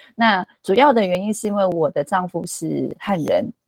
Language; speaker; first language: Chinese; non-native, local second language; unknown